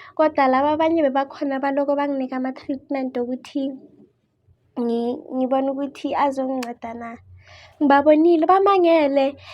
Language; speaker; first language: Zulu; native; Zulu